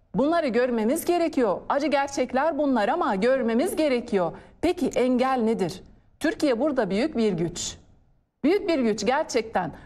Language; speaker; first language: Turkish; non-native, fluent; Arabic